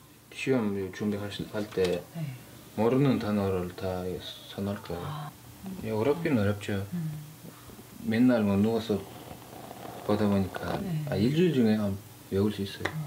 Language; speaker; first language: Korean; non-native, fluent; Kyrgyz